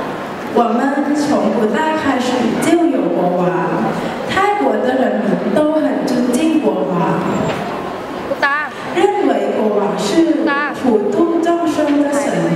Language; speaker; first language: Chinese; non-native, learner; Thai